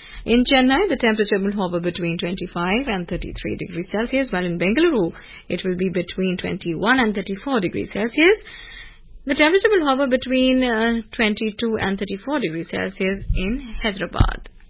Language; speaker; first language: English; non-native, local second language; Hindi